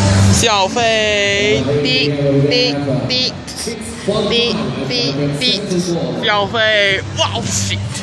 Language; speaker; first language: Chinese; native; Chinese